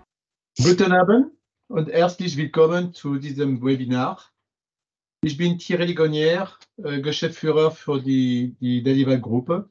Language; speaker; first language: German; non-native, fluent; French